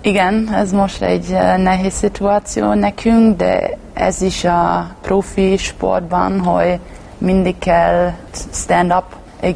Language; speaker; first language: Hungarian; non-native, learner; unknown